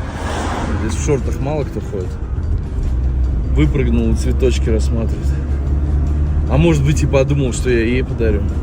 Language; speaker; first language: Russian; native; Russian